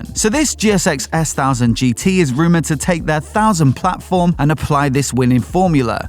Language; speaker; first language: English; native; English